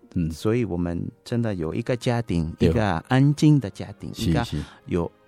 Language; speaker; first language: Chinese; non-native, fluent; Spanish